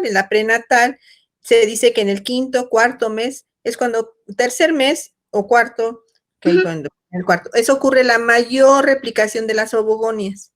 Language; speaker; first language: Spanish; native; Spanish